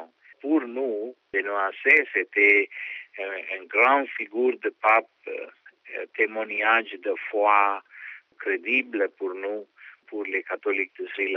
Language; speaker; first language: French; non-native, fluent; Sinhala